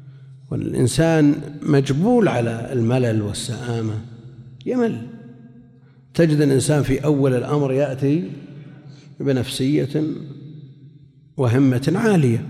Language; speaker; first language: Arabic; native; Arabic